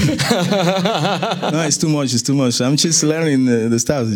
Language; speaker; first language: English; non-native, learner; Spanish